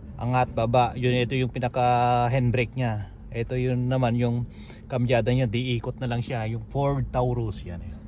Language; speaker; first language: Filipino; non-native, local second language; Iloko